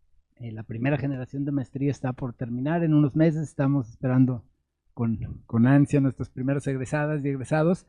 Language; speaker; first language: Spanish; native; Spanish